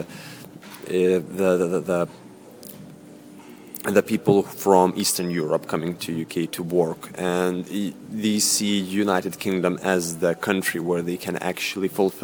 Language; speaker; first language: English; non-native, fluent; Lithuanian